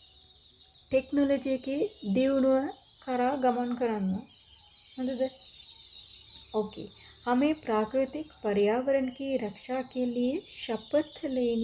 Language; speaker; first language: Hindi; non-native, fluent; Sinhala